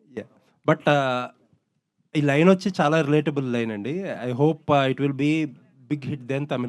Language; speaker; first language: Telugu; native; Telugu